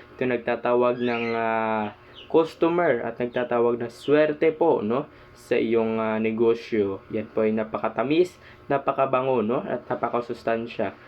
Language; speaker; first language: Filipino; non-native, local second language; Cebuano